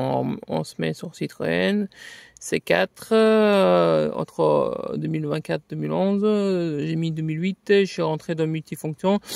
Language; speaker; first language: French; native; French